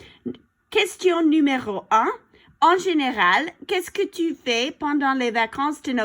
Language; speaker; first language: French; non-native, fluent; English